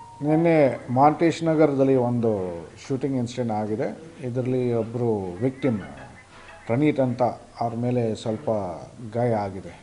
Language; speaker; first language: Kannada; non-native, fluent; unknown